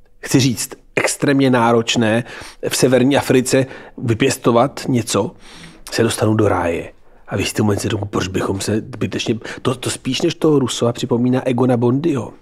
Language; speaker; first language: Czech; early bilingual, heritage; Czech